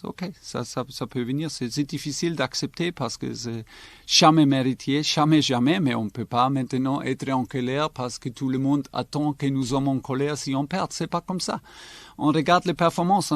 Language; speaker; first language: French; non-native, fluent; German